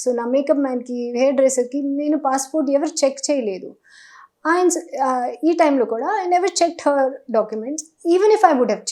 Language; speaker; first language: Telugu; non-native, learner; Hindi